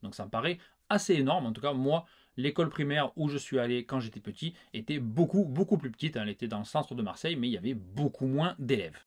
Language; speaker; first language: French; native; French